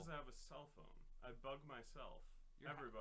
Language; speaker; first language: English; native; English